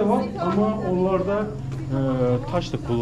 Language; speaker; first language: Turkish; non-native, learner; Persian